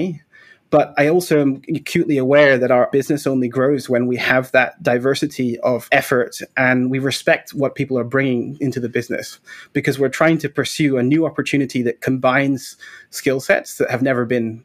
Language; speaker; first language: English; native; English